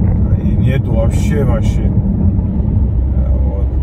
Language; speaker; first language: Russian; non-native, fluent; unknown